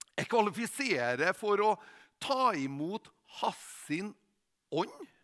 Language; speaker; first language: Norwegian; native; Norwegian